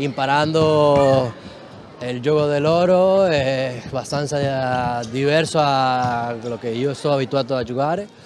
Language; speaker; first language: Italian; non-native, learner; Spanish